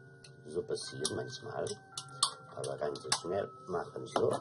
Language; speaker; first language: German; non-native, learner; Italian